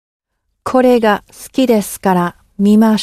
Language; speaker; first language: Japanese; non-native, learner; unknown